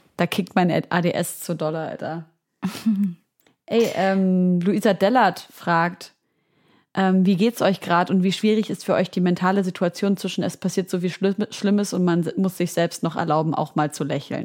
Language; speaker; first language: German; native; German